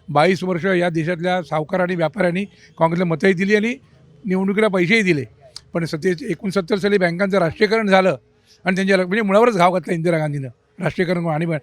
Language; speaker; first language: Marathi; native; Marathi